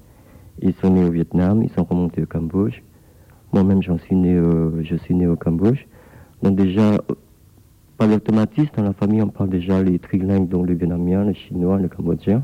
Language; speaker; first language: French; non-native, fluent; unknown